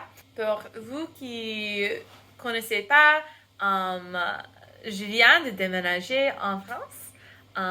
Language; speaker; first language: French; non-native, fluent; English